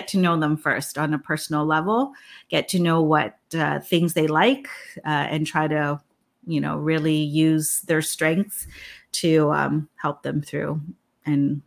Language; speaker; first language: English; non-native, local second language; Filipino